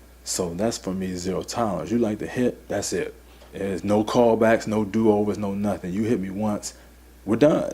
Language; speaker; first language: English; native; English